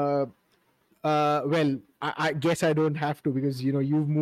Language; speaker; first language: English; non-native, local second language; Hindi